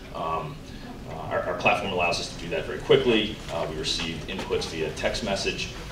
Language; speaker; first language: English; native; English